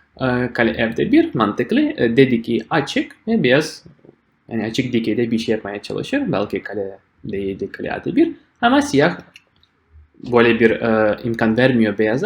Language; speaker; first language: Turkish; non-native, fluent; Russian